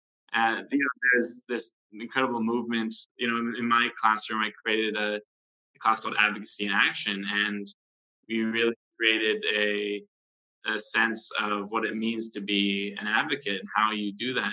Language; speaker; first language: English; native; English